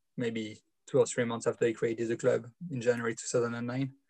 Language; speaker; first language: English; non-native, fluent; French